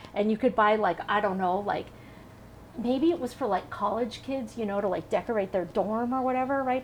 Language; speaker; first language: English; native; English